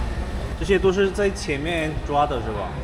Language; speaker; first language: Chinese; non-native, fluent; Korean